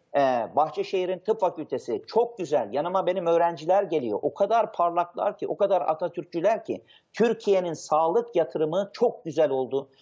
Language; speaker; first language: Turkish; native; Turkish